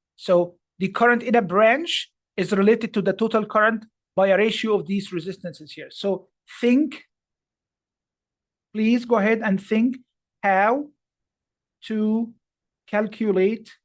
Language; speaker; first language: English; non-native, fluent; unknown